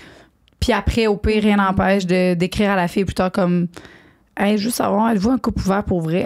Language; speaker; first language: French; native; French